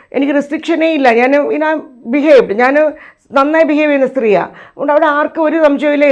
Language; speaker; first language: Malayalam; native; Malayalam